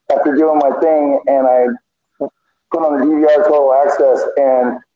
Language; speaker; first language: English; native; English